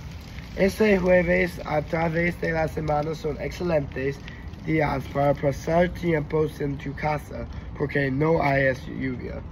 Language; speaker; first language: Spanish; non-native, learner; English